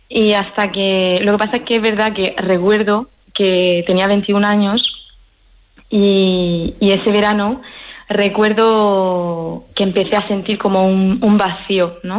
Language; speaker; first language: Spanish; early bilingual, heritage; French